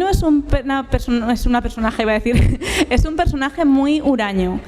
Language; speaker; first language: Spanish; native; Spanish